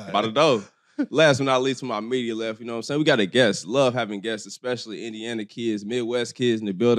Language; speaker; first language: English; native; English